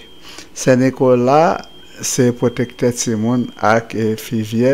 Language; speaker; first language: French; non-native, local second language; Haitian Creole